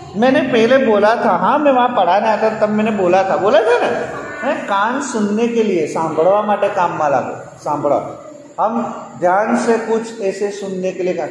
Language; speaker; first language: Hindi; non-native, local second language; Gujarati